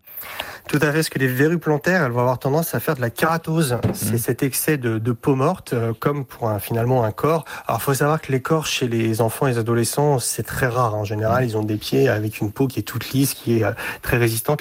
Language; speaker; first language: French; native; French